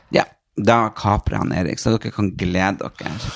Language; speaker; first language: Norwegian; native; Norwegian